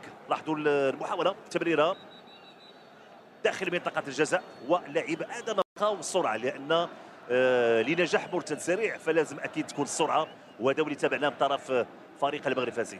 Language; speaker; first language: Arabic; native; Arabic